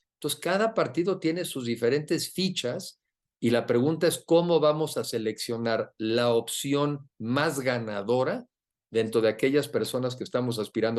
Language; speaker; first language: Spanish; native; Spanish